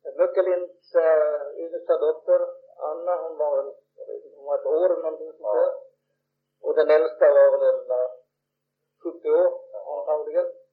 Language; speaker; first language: Swedish; early bilingual, heritage; Swedish